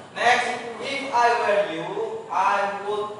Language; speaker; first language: English; non-native, fluent; Indonesian